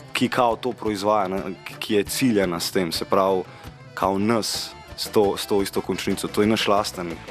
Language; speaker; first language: Slovenian; non-native, local second language; Bosnian